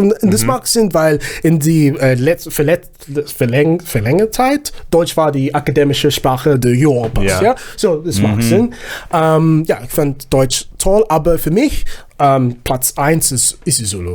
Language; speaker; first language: German; non-native, learner; Zulu